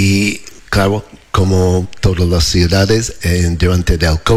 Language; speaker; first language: Spanish; non-native, learner; English